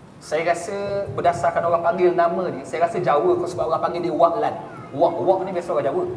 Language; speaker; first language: Malay; native; Malay